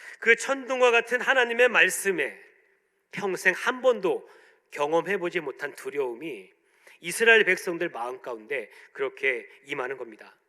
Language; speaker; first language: Korean; native; Korean